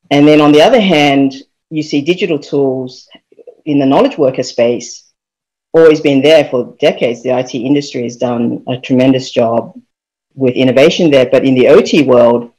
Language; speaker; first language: English; native; English